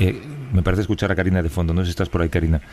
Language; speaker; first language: Spanish; native; Spanish